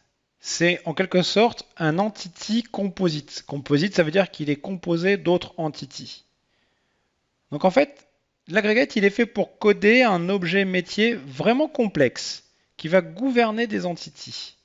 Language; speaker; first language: French; native; French